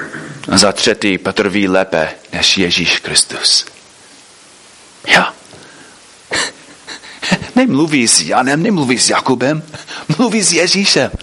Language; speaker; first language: Czech; non-native, fluent; English